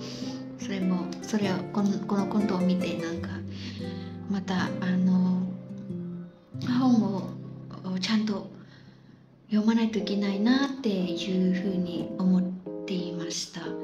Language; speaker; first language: Japanese; non-native, fluent; Khmer